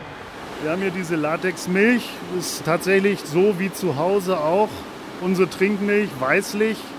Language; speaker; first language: German; native; German